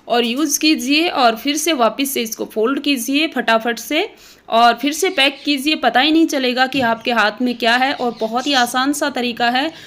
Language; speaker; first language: Hindi; native; Hindi